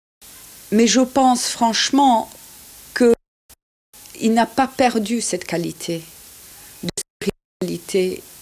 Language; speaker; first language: French; non-native, fluent; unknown